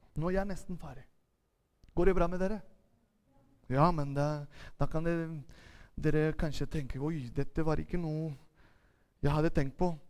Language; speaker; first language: Norwegian; non-native, fluent; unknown